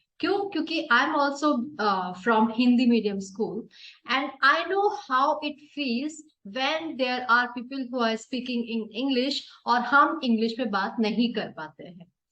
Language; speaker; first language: Hindi; native; Hindi